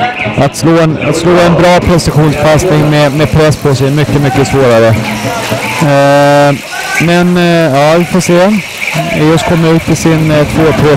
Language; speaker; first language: Swedish; native; Swedish